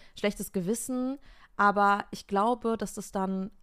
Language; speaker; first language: German; native; German